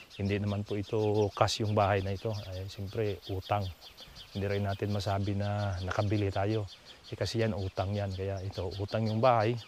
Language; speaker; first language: Filipino; non-native, local second language; Cebuano